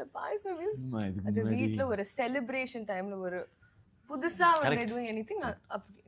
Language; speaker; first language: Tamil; non-native, learner; Telugu